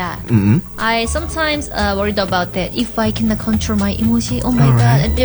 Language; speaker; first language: English; non-native, learner; Korean